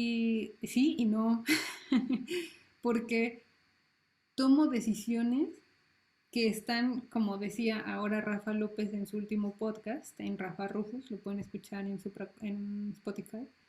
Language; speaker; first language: Spanish; native; Spanish